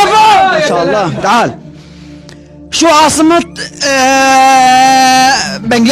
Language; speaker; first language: Arabic; native; Arabic